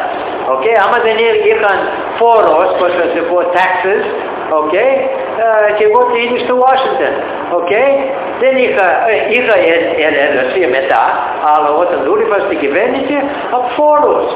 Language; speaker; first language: Greek; early bilingual, heritage; Greek